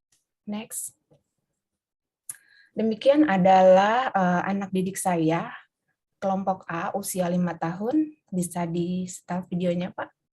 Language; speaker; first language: Indonesian; native; Indonesian